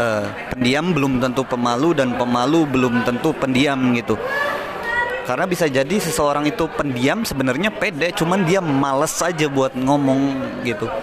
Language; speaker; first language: Indonesian; native; Indonesian